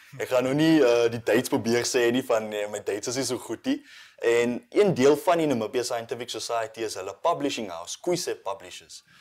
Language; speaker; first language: Afrikaans; non-native, local second language; English